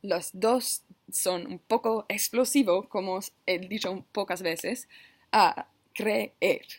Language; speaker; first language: Spanish; non-native, learner; English